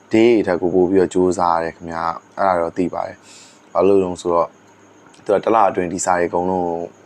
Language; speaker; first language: Burmese; native; Burmese